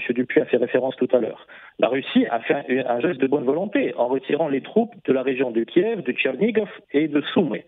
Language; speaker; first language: French; non-native, fluent; Russian